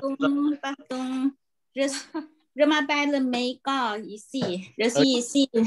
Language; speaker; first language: French; non-native, learner; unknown